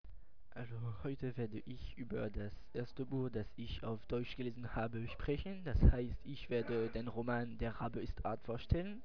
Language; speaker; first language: German; non-native, learner; French